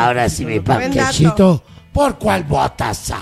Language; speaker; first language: Spanish; native; Spanish